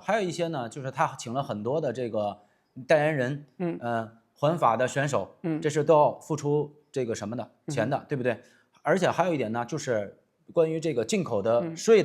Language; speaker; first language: Chinese; native; Chinese